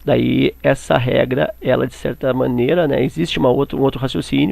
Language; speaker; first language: Portuguese; native; Portuguese